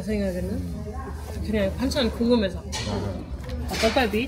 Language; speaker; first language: Korean; non-native, learner; German